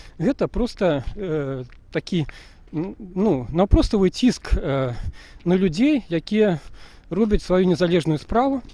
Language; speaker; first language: Belarusian; non-native, local second language; Russian